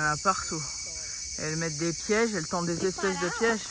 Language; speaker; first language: French; native; French